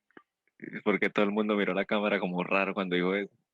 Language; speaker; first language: Spanish; native; Spanish